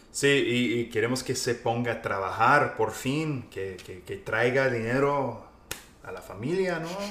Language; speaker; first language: Spanish; non-native, fluent; English